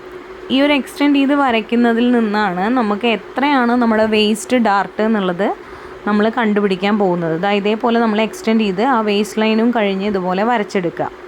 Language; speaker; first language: Malayalam; native; Malayalam